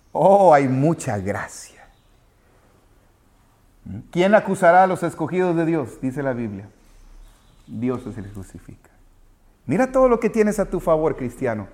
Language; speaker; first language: Spanish; native; Spanish